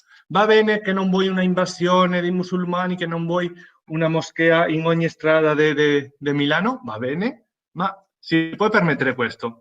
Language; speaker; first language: Italian; non-native, fluent; Spanish